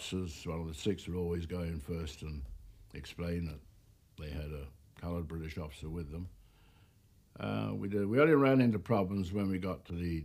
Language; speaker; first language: English; native; English